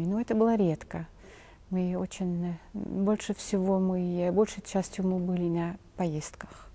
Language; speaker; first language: Russian; non-native, fluent; Dutch